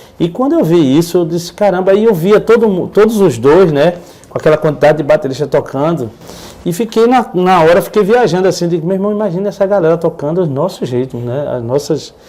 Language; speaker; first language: Portuguese; native; Portuguese